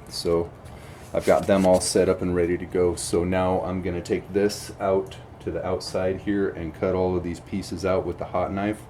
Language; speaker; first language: English; native; English